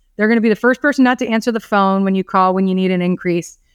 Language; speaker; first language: English; native; English